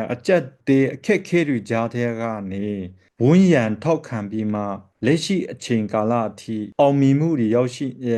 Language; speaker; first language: Burmese; non-native, local second language; Kachin